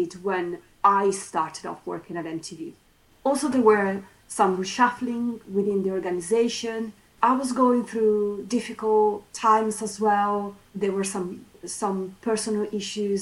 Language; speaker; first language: English; non-native, fluent; Italian